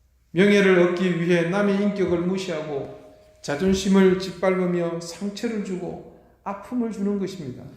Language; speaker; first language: Korean; native; Korean